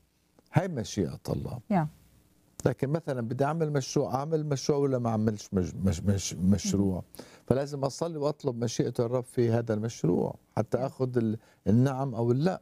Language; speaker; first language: Arabic; native; Arabic